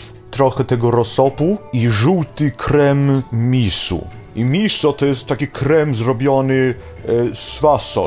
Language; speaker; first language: Polish; early bilingual, heritage; Polish